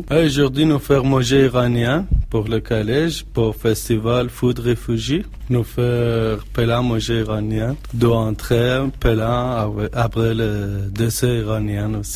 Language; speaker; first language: French; non-native, learner; Persian